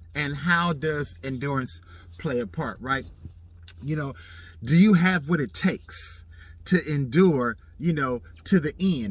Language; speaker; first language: English; native; English